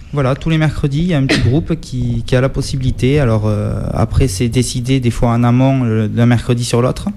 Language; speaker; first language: French; native; French